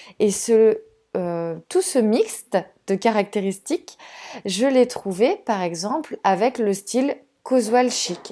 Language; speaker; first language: French; native; French